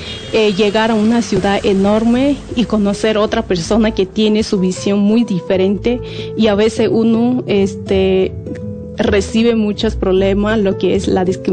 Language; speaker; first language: Spanish; non-native, local second language; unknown